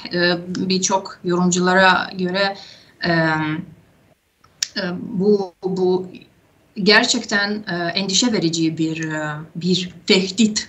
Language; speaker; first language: Turkish; non-native, fluent; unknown